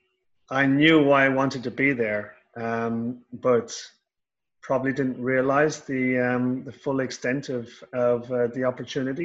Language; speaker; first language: English; native; English